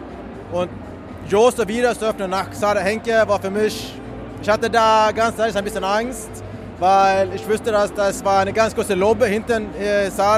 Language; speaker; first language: German; non-native, fluent; Swedish